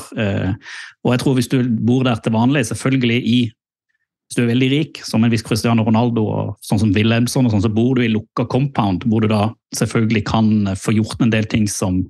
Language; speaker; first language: Norwegian; native; Norwegian